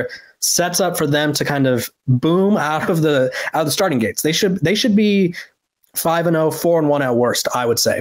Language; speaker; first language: English; native; English